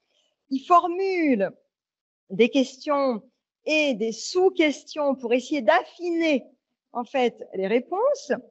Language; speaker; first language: French; native; French